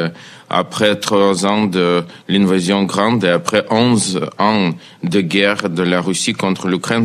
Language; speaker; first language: French; non-native, fluent; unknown